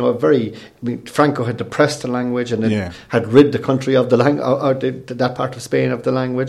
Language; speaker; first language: English; native; English